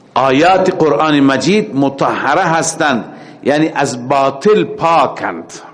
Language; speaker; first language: Persian; native; Persian